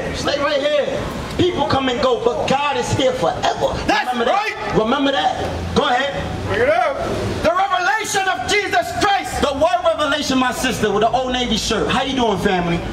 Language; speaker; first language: English; native; English